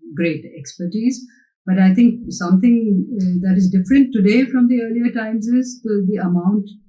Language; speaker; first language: English; non-native, local second language; Hindi